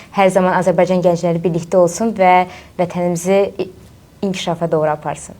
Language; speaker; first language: Azerbaijani; native; Azerbaijani